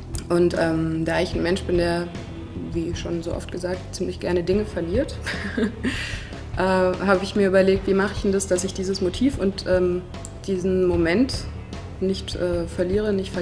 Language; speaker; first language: German; native; German